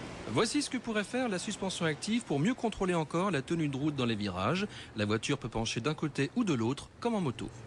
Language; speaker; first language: French; native; French